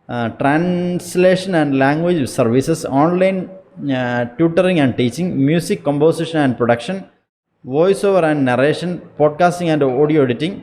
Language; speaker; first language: English; non-native, local second language; Malayalam